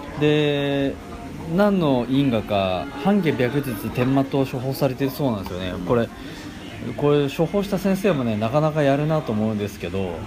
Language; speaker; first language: Japanese; native; Japanese